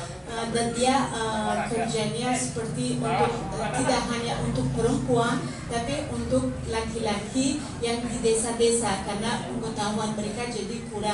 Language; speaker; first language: Indonesian; non-native, fluent; Persian